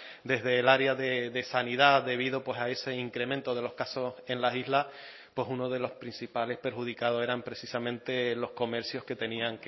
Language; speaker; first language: Spanish; native; Spanish